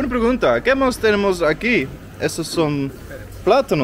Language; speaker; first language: Spanish; non-native, learner; Dutch